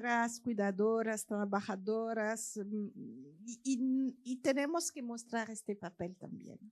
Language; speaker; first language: Spanish; non-native, fluent; French